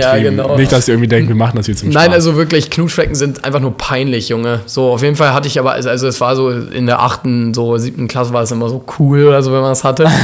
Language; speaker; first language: German; native; German